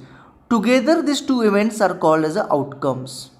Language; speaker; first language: English; non-native, local second language; Hindi